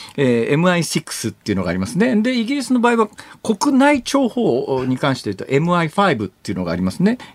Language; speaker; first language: Japanese; native; Japanese